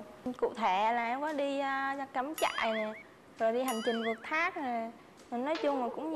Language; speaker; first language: Vietnamese; native; Vietnamese